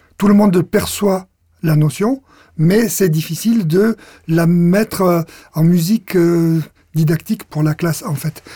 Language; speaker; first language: French; native; French